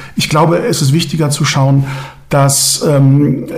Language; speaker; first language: German; non-native, local second language; Turkish